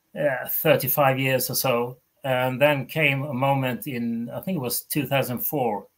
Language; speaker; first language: English; non-native, fluent; Swedish